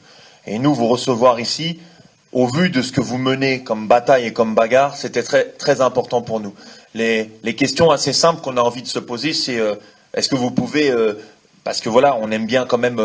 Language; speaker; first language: French; native; French